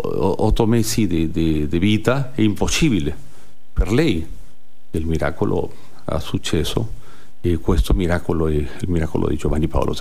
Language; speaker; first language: Italian; non-native, learner; Spanish